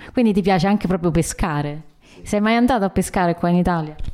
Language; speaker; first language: Italian; native; Italian